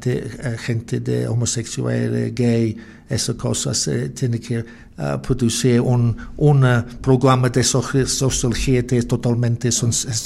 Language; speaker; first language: Spanish; non-native, learner; English